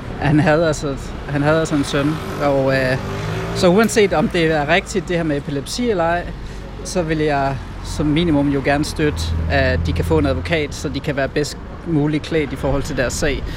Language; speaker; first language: Danish; native; Danish